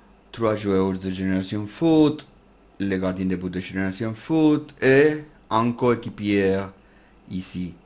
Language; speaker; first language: French; non-native, learner; Spanish